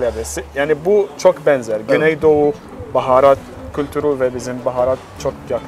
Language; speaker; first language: Turkish; non-native, learner; Arabic